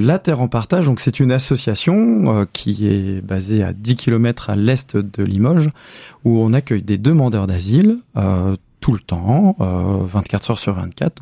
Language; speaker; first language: French; native; French